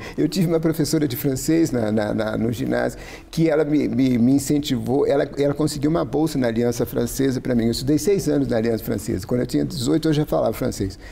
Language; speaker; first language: Portuguese; native; Portuguese